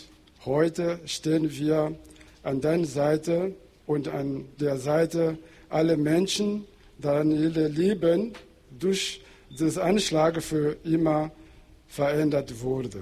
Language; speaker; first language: German; non-native, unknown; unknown